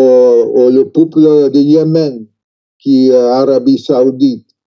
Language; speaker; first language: French; non-native, learner; English